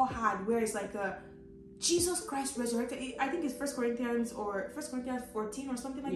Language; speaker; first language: English; non-native, local second language; Yoruba